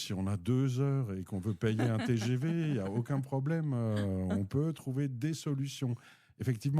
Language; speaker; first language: French; native; French